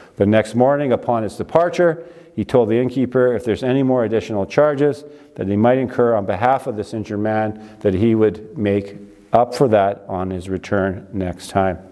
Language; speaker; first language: English; native; English